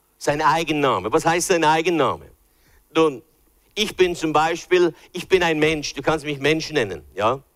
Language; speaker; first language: German; early bilingual, other home language; English